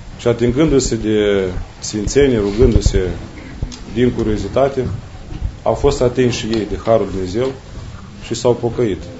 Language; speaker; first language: Romanian; native; Romanian